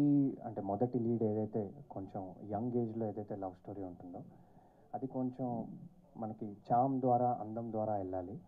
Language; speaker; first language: Telugu; native; Telugu